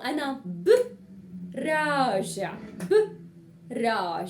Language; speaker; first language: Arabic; native; Arabic